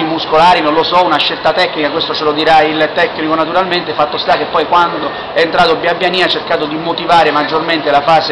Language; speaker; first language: Italian; native; Italian